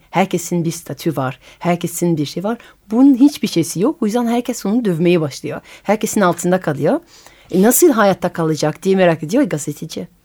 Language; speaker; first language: Turkish; non-native, fluent; French